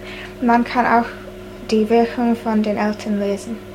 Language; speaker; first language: German; non-native, learner; English